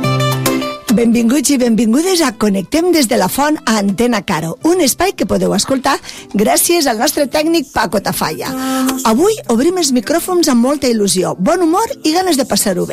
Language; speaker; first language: Catalan; native; Catalan